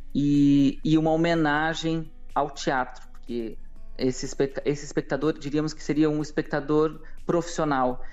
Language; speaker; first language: Portuguese; native; Portuguese